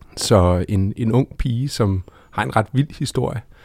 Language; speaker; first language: Danish; native; Danish